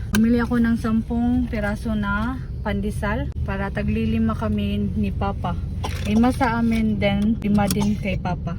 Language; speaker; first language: Filipino; non-native, local second language; Cebuano